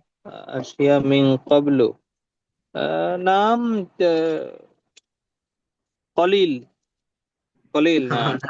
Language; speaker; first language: Arabic; non-native, learner; Bangla